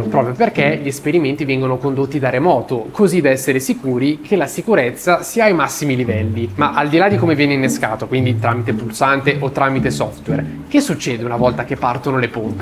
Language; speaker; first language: Italian; native; Italian